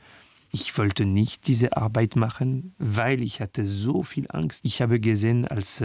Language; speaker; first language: German; non-native, learner; French